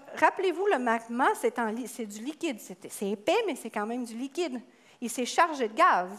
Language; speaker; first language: French; native; French